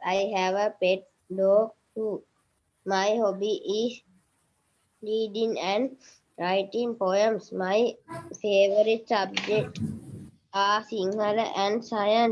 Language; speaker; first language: English; non-native, learner; Sinhala